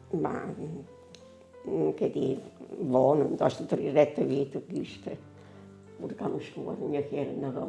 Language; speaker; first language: Albanian; non-native, learner; Italian